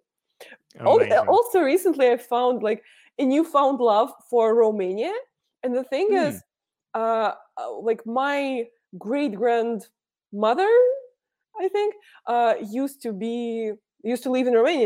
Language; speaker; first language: English; non-native, fluent; Russian